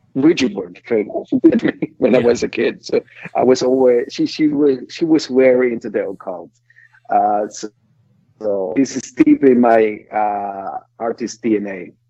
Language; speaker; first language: English; non-native, fluent; German